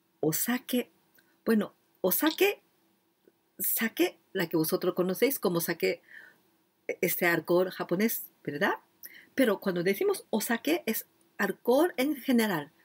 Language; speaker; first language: Spanish; non-native, learner; Japanese